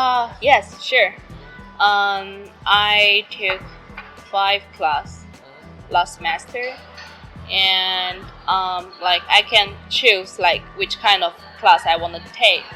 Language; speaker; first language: English; non-native, learner; Chinese